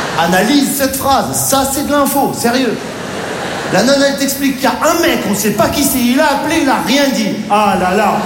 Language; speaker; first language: French; native; French